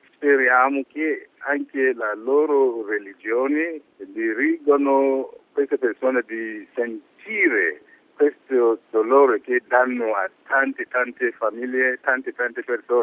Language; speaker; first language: Italian; non-native, fluent; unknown